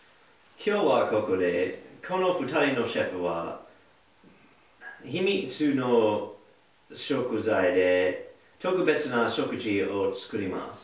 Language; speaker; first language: Japanese; non-native, learner; English